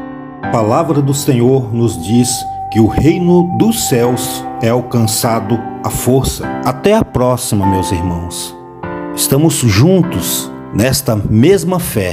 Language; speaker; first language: Portuguese; native; Portuguese